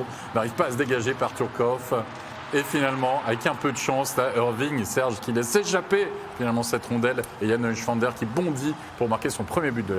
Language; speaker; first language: French; native; French